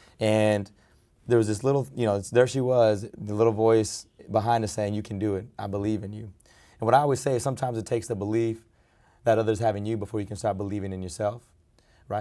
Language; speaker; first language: English; early bilingual, other home language; Spanish